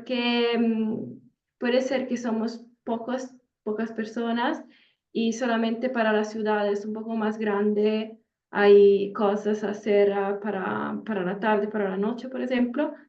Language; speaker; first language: Spanish; non-native, fluent; Italian